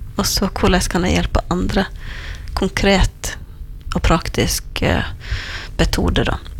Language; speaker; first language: Norwegian; native; Norwegian